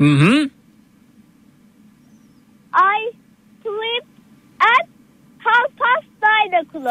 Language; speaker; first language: English; non-native, learner; Turkish